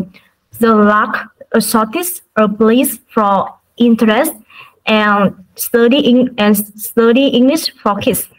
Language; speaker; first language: English; non-native, learner; Vietnamese